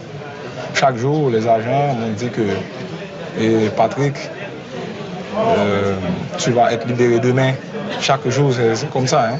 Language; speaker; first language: French; non-native, local second language; Haitian Creole